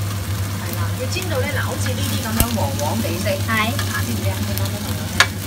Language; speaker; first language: Cantonese; native; Cantonese